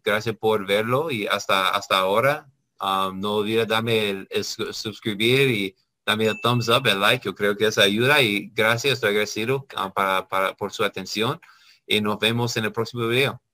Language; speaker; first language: Spanish; non-native, learner; English